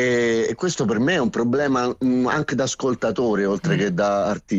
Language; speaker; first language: Italian; native; Italian